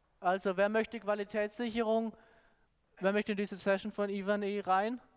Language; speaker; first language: German; native; German